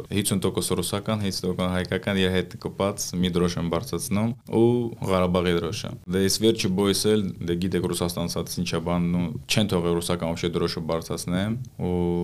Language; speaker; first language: Armenian; early bilingual, heritage; Armenian